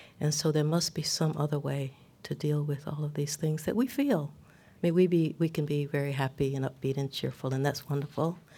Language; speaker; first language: English; native; English